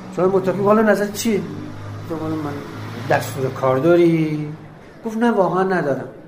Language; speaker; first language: Persian; native; Persian